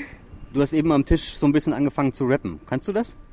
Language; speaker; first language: German; native; German